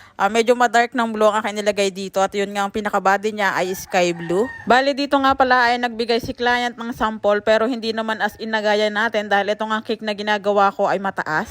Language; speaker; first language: Filipino; native; Filipino